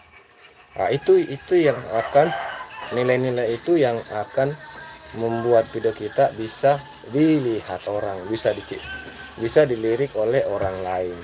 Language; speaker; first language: Indonesian; native; Indonesian